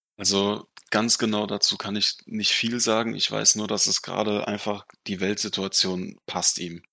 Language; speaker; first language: German; non-native, fluent; Russian